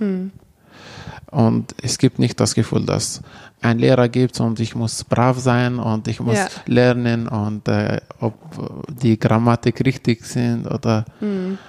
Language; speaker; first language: German; non-native, learner; Arabic